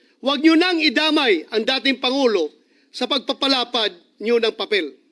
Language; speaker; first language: Filipino; non-native, local second language; Cebuano